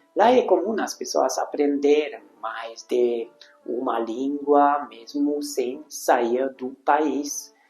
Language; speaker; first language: Portuguese; non-native, fluent; Hungarian